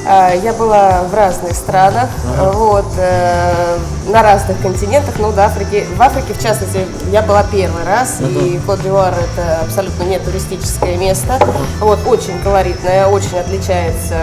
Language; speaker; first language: Russian; native; Russian